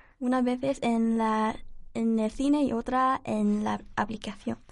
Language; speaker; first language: Spanish; non-native, learner; Chinese